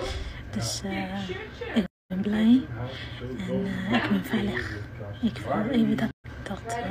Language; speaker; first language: Dutch; non-native, learner; Somali